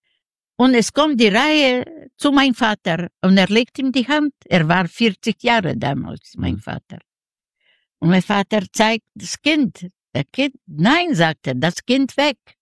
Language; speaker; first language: German; non-native, learner; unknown